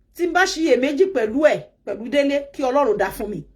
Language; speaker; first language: English; non-native, local second language; Yoruba